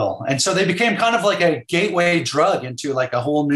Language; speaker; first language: English; native; English